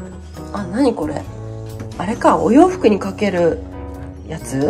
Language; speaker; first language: Japanese; native; Japanese